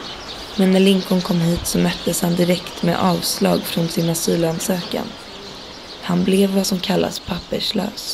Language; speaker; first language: Swedish; native; Swedish